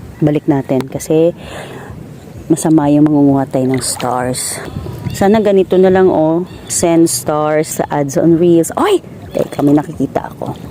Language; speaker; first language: Filipino; non-native, local second language; Cebuano